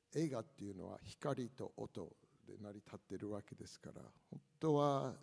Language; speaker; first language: Japanese; non-native, fluent; English